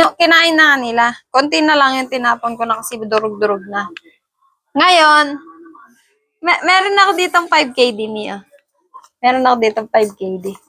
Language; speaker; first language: Filipino; native; Filipino